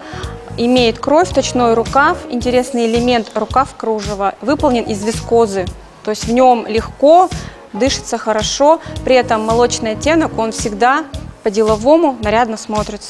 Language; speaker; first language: Russian; native; Russian